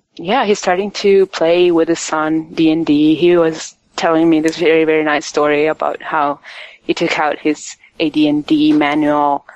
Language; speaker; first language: English; non-native, fluent; Italian